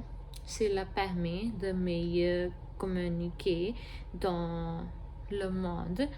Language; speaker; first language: French; non-native, learner; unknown